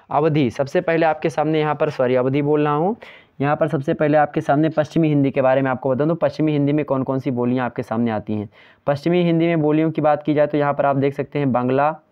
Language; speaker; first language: Hindi; native; Hindi